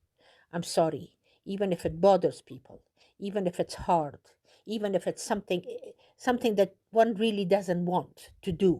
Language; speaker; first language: English; non-native, fluent; Persian